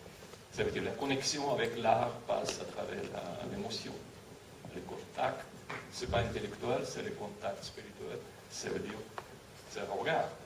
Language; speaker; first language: French; non-native, fluent; Russian